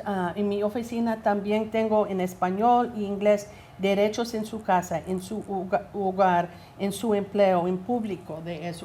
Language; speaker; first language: Spanish; non-native, learner; English